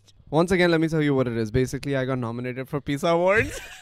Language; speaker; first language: English; non-native, local second language; Urdu